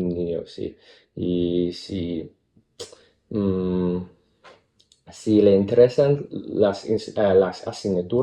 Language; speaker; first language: Spanish; non-native, learner; Cantonese